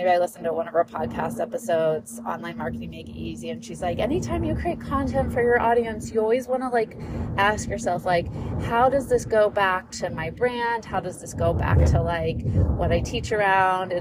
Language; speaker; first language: English; native; English